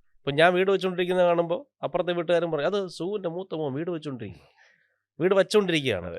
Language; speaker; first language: Malayalam; native; Malayalam